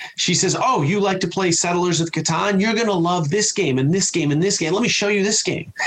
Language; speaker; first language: English; native; English